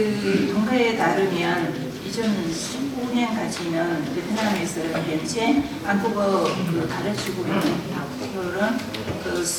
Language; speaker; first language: Korean; non-native, fluent; Vietnamese